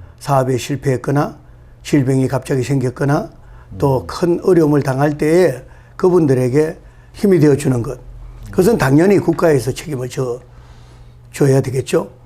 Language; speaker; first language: Korean; native; Korean